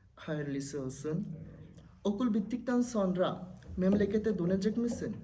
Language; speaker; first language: Turkish; non-native, learner; Bangla